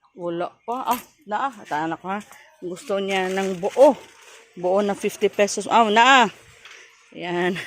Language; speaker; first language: Filipino; non-native, local second language; Cebuano